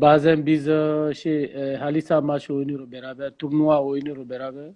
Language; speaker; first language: Turkish; non-native, learner; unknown